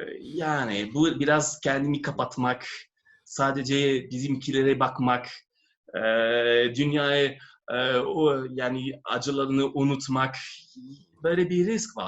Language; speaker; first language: Turkish; non-native, fluent; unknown